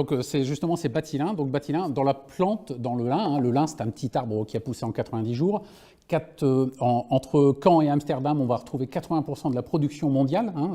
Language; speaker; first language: French; native; French